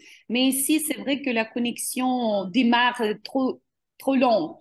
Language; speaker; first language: French; non-native, fluent; Ukrainian